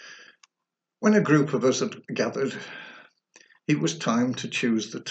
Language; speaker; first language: English; native; English